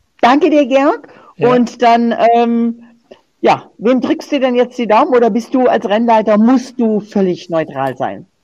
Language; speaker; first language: German; native; German